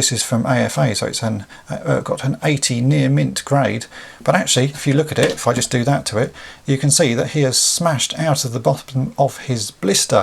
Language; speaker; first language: English; native; English